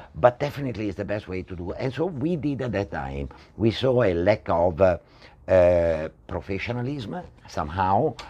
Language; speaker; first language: English; non-native, fluent; Italian